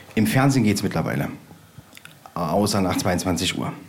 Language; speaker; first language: German; native; German